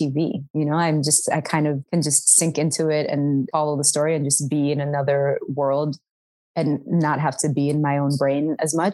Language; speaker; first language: English; early bilingual, other home language; Arabic